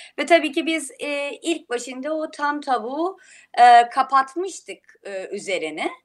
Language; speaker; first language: Turkish; non-native, fluent; Persian